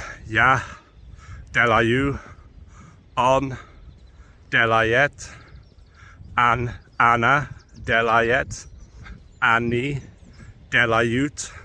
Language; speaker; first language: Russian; non-native, learner; English